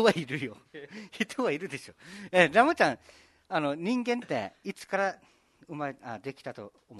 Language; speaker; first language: Japanese; native; Japanese